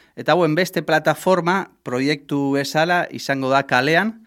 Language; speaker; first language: Basque; non-native, local second language; Spanish